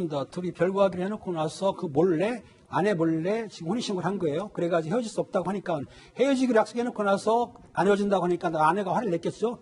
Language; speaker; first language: Korean; native; Korean